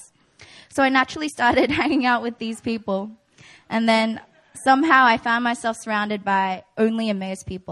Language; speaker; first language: English; native; English